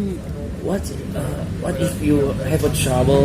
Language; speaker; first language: English; non-native, learner; Indonesian